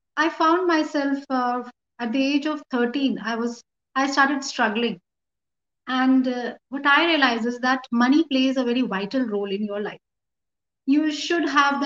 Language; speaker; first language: English; non-native, local second language; Hindi